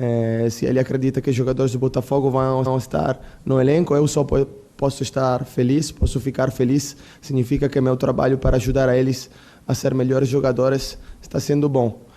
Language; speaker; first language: Portuguese; non-native, fluent; Italian